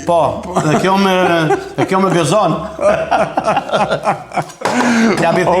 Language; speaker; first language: Albanian; native; Albanian